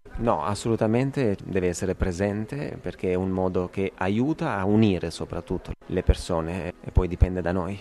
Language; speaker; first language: Italian; non-native, fluent; Albanian